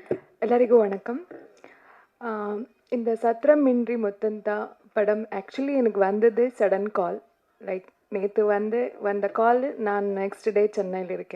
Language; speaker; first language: Tamil; non-native, learner; Kannada